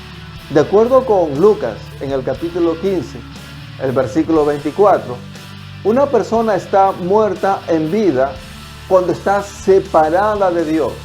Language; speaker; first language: Spanish; native; Spanish